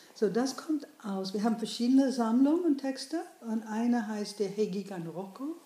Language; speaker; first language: German; non-native, fluent; English